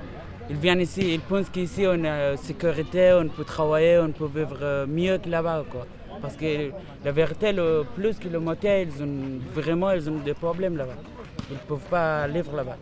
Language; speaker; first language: French; non-native, fluent; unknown